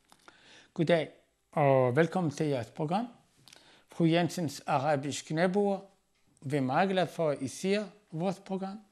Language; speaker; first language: Danish; non-native, fluent; Arabic